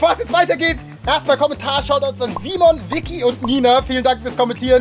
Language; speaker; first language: German; native; German